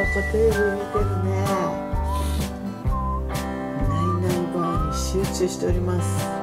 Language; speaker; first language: Japanese; native; Japanese